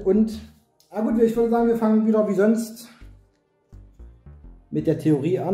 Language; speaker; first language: German; native; German